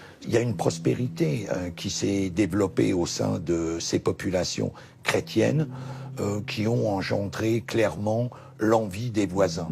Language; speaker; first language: French; native; French